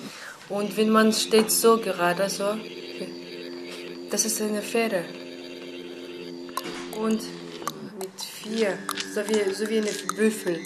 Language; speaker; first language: German; non-native, learner; Mongolian